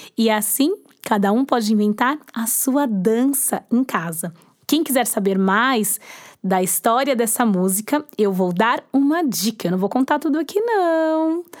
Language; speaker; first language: Portuguese; native; Portuguese